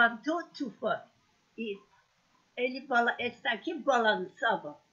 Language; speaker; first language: Portuguese; non-native, learner; Persian